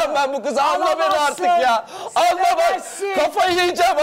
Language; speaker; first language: Turkish; native; Turkish